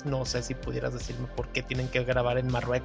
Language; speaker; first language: Spanish; native; Spanish